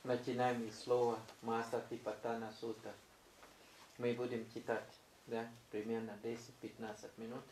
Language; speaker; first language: Russian; non-native, learner; Thai